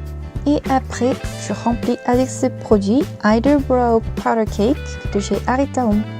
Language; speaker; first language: French; non-native, learner; Korean